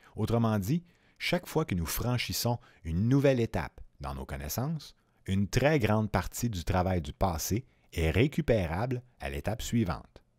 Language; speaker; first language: French; native; French